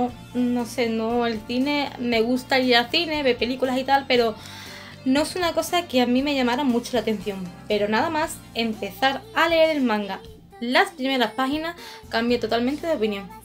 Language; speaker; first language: Spanish; native; Spanish